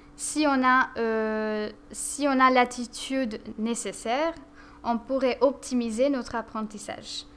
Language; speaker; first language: French; non-native, fluent; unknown